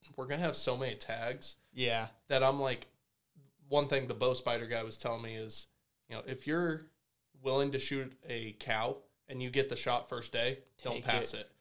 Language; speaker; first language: English; native; English